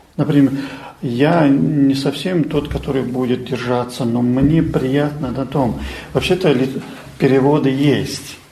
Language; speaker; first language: Russian; non-native, local second language; Armenian